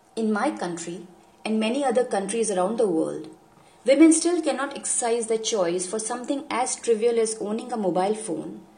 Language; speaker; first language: English; non-native, local second language; Hindi